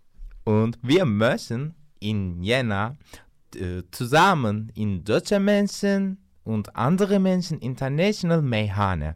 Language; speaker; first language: German; non-native, learner; Turkish